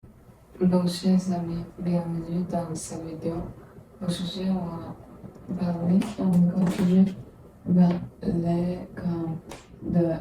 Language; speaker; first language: French; non-native, learner; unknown